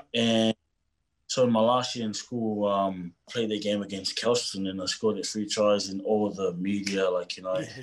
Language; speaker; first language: English; non-native, fluent; Tongan